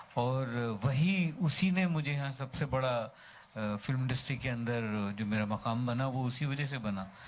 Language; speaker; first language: Hindi; native; Hindi